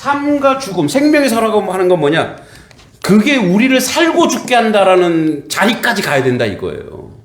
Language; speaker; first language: Korean; native; Korean